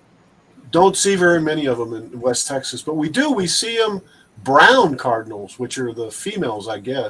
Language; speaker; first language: English; native; English